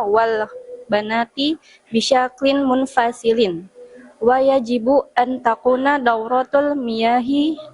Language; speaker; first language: Arabic; non-native, learner; Indonesian